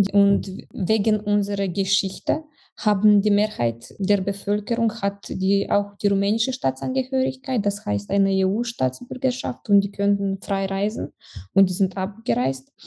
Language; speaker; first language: German; non-native, fluent; Romanian